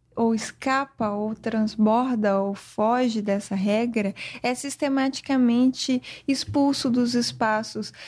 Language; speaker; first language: Portuguese; native; Portuguese